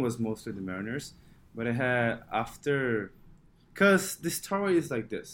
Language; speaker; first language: English; non-native, fluent; Portuguese